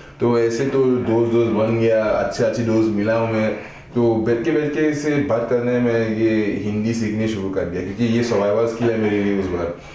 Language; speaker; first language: Hindi; non-native, fluent; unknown